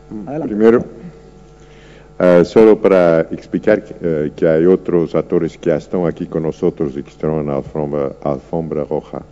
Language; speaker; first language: Spanish; non-native, fluent; Portuguese